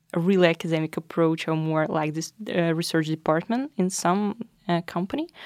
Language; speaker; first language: English; non-native, fluent; Russian